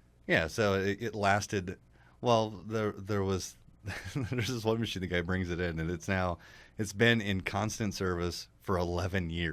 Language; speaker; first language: English; native; English